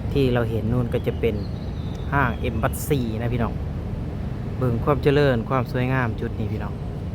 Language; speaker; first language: Thai; native; Thai